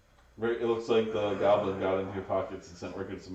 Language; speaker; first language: English; native; English